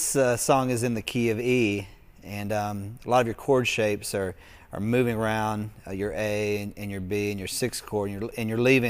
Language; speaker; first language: English; native; English